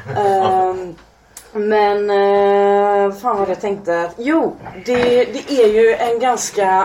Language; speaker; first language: Swedish; native; Swedish